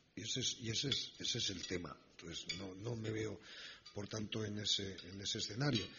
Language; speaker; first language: Spanish; native; Spanish